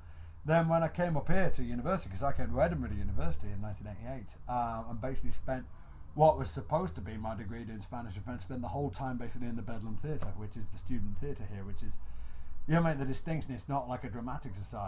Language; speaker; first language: English; native; English